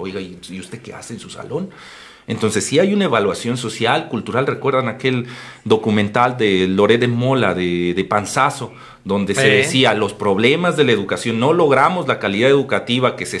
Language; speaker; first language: Spanish; native; Spanish